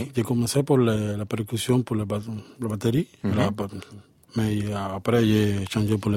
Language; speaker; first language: French; non-native, learner; Spanish